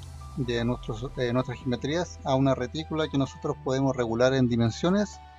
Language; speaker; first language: Spanish; native; Spanish